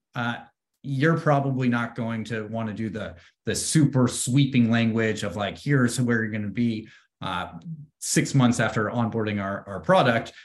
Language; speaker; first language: English; native; English